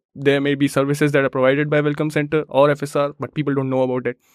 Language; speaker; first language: English; non-native, local second language; Hindi